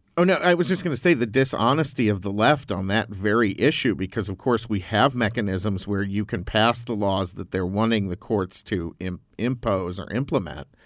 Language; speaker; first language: English; native; English